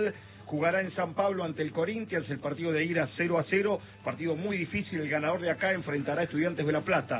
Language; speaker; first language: Spanish; native; Spanish